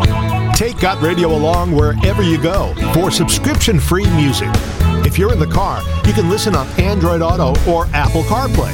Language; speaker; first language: English; native; English